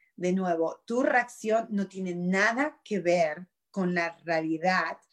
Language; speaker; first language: Spanish; native; Spanish